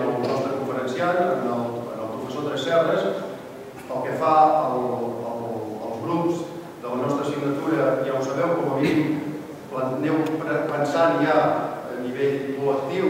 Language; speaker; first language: Catalan; native; Catalan